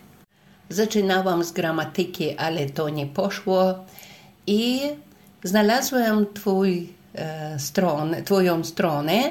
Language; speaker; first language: Polish; non-native, learner; Russian